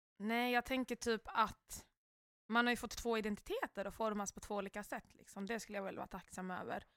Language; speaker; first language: Swedish; early bilingual, other home language; Kinyarwanda